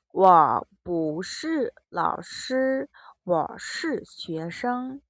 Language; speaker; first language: Chinese; non-native, fluent; Mongolian